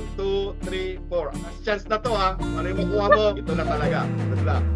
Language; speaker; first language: Filipino; native; Filipino